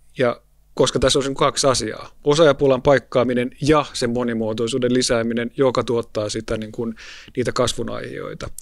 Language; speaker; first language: Finnish; native; Finnish